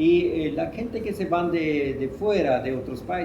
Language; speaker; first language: Spanish; non-native, fluent; Hindi